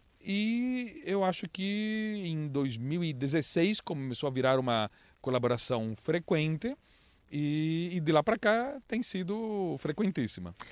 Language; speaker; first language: Portuguese; native; Portuguese